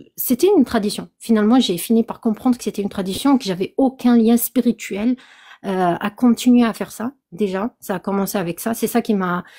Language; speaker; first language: French; non-native, local second language; Kabyle